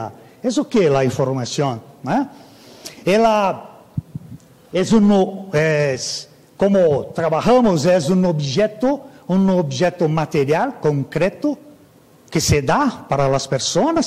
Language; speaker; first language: Spanish; non-native, fluent; Portuguese